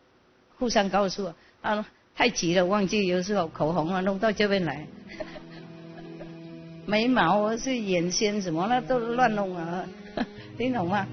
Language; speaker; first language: Chinese; non-native, fluent; Vietnamese